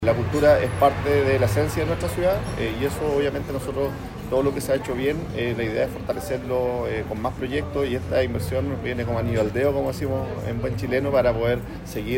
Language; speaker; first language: Spanish; native; Spanish